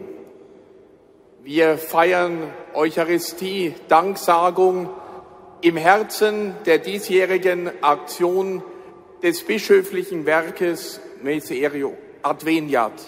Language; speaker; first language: German; native; German